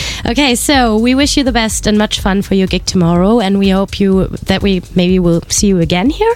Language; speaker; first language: English; non-native, fluent; German